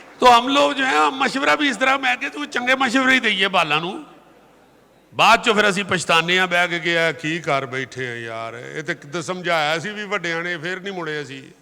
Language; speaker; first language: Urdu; non-native, local second language; Punjabi